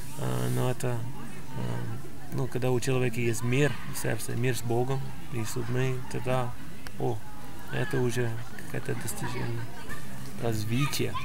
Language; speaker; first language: Russian; non-native, fluent; English